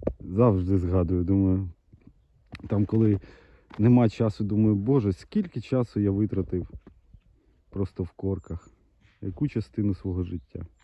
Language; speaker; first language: Ukrainian; native; Ukrainian